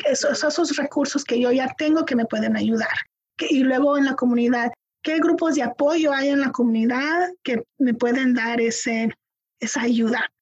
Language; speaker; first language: Spanish; early bilingual, heritage; Spanish